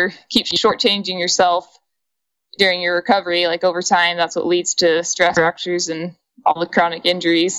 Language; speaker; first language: English; native; English